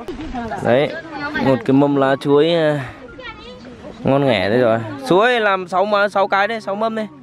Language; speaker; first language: Vietnamese; native; Vietnamese